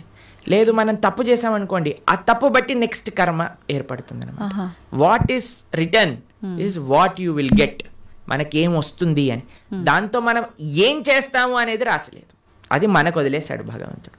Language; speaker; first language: Telugu; native; Telugu